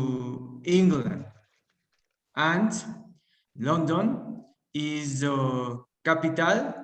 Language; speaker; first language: English; non-native, learner; Spanish